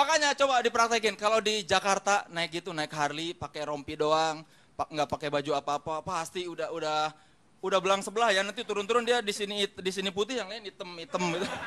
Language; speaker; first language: Indonesian; native; Indonesian